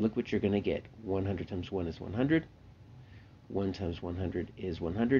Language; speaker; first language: English; native; English